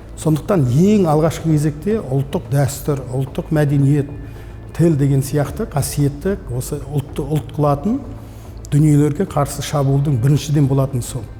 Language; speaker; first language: Kazakh; native; Kazakh